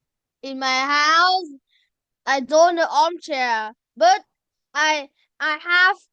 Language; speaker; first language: English; non-native, learner; Vietnamese